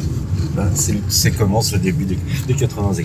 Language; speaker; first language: French; native; French